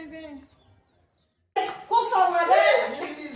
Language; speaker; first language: Portuguese; non-native, learner; Haitian Creole